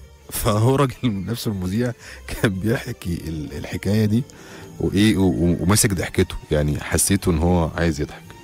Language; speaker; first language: Arabic; native; Arabic